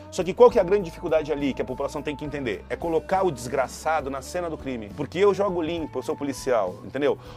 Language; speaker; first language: Portuguese; native; Portuguese